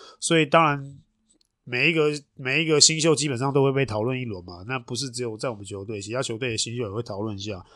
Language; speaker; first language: Chinese; native; Chinese